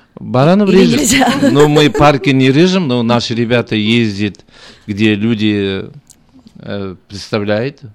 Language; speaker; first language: Russian; non-native, local second language; Kazakh